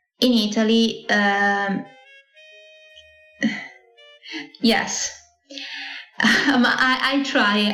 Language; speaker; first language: English; non-native, learner; Italian